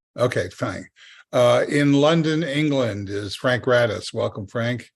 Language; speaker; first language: English; native; English